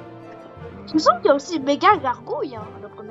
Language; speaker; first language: French; native; French